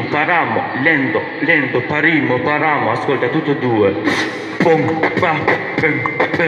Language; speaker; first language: Italian; non-native, learner; Albanian